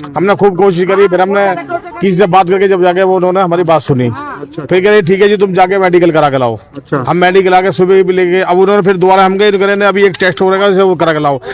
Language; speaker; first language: Hindi; native; Hindi